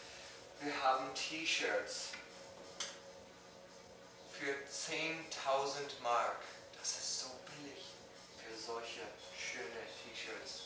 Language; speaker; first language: German; non-native, learner; English